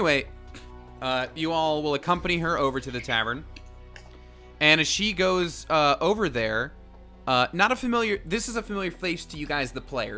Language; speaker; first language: English; native; English